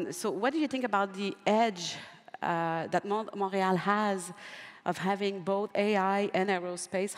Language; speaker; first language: English; non-native, fluent; French